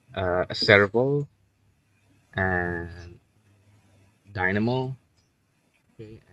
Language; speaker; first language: English; non-native, learner; Indonesian